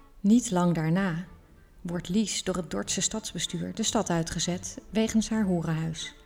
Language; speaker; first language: Dutch; native; Dutch